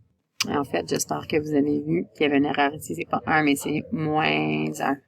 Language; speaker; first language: French; native; French